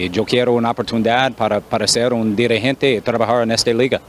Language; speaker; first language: Spanish; non-native, fluent; English